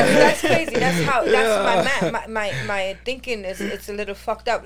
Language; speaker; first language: English; non-native, fluent; German